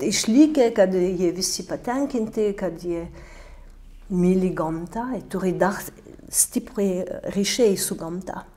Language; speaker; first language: Lithuanian; early bilingual, heritage; French